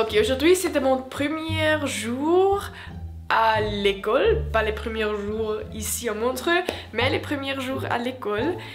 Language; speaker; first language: French; non-native, learner; Swiss German